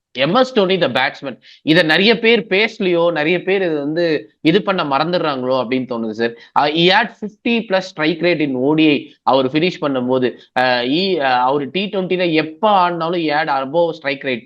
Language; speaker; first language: Tamil; native; Tamil